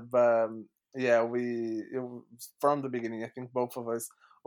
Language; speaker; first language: English; non-native, fluent; Portuguese